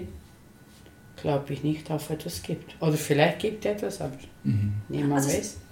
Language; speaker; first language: German; non-native, learner; Spanish